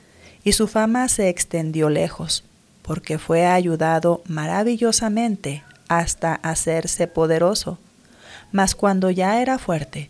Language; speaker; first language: Spanish; native; Spanish